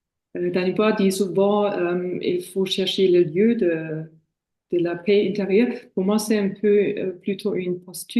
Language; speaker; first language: French; non-native, fluent; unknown